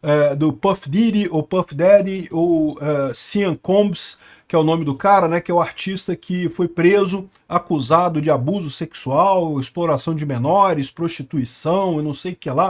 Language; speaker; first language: Portuguese; native; Portuguese